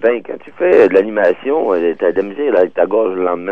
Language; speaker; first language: French; native; French